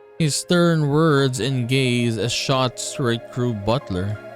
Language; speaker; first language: English; native; English